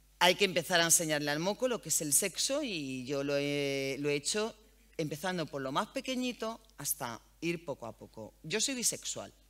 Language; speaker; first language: Spanish; native; Spanish